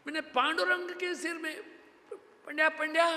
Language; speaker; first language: Hindi; non-native, local second language; Gujarati